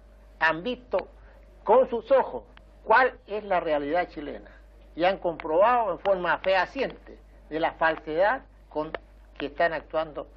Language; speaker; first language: Spanish; native; Spanish